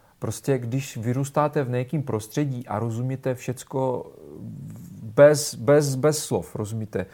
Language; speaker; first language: Czech; non-native, fluent; Russian